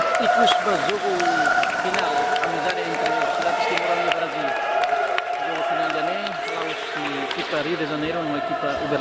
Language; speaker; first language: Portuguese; non-native, local second language; Tetum